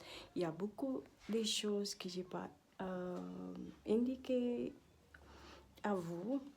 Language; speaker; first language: French; non-native, learner; Dutch